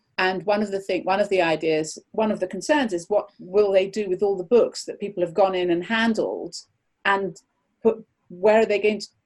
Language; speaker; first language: English; native; English